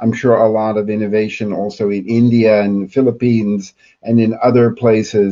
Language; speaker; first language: English; native; English